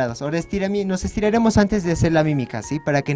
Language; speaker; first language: Spanish; native; Spanish